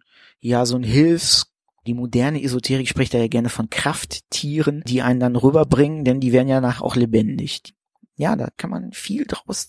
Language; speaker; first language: German; native; German